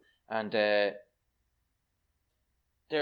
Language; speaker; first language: English; native; English